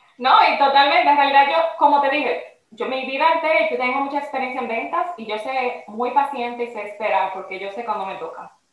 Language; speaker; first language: Spanish; native; Spanish